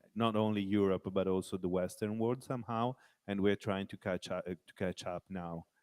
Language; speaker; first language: English; non-native, fluent; Italian